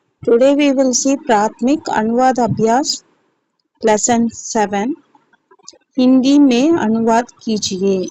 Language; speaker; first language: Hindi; non-native, local second language; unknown